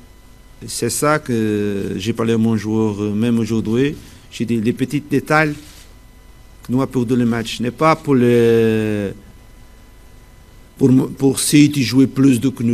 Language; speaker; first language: French; non-native, fluent; Portuguese